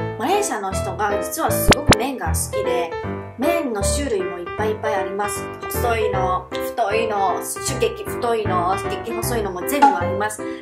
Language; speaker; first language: Japanese; non-native, fluent; Chinese